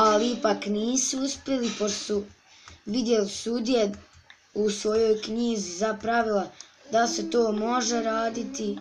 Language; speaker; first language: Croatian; early bilingual, heritage; Serbian